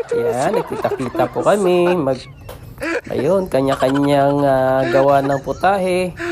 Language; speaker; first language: Filipino; non-native, local second language; Cebuano